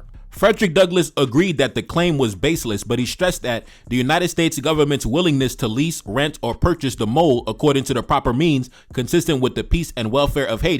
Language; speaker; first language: English; native; English